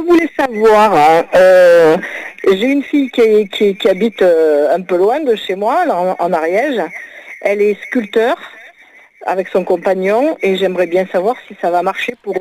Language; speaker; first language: French; native; French